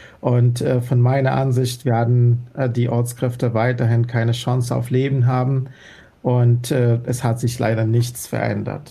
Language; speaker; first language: German; non-native, fluent; Persian